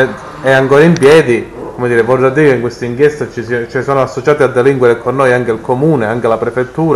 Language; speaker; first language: Italian; native; Italian